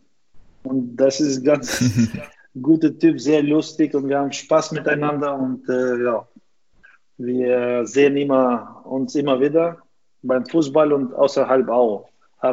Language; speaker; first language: German; non-native, fluent; Albanian